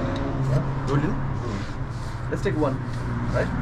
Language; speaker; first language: English; non-native, fluent; Nepali